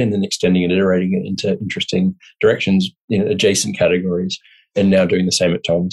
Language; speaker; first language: English; native; English